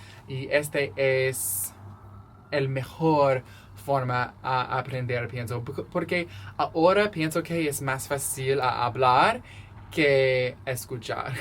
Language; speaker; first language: Spanish; non-native, learner; English